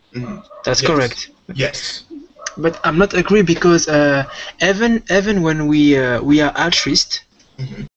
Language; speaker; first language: English; non-native, fluent; French